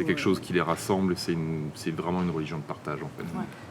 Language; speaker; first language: French; native; French